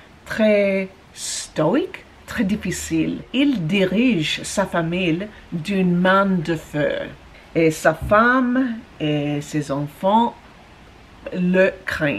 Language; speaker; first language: French; non-native, learner; English